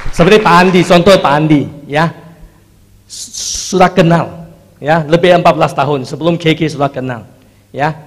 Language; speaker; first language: Indonesian; non-native, fluent; Chinese